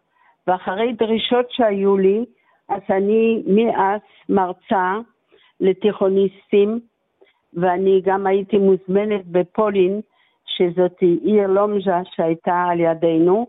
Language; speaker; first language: Hebrew; non-native, fluent; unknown